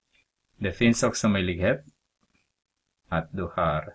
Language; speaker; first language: Swedish; non-native, fluent; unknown